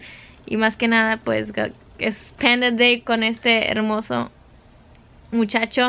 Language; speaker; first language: Spanish; native; Spanish